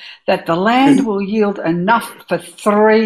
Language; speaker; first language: English; native; English